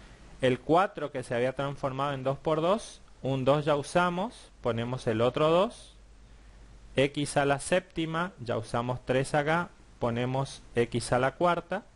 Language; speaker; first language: Spanish; native; Spanish